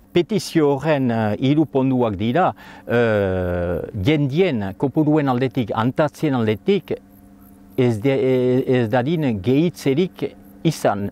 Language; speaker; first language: Basque; native; Basque